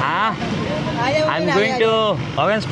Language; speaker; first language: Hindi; non-native, fluent; Bangla